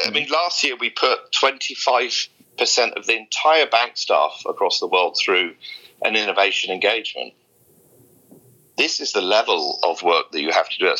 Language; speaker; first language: English; native; English